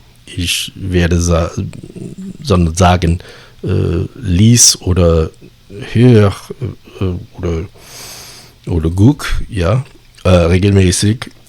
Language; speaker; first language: German; non-native, fluent; English